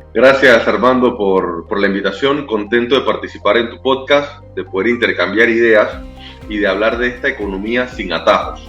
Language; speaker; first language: Spanish; native; Spanish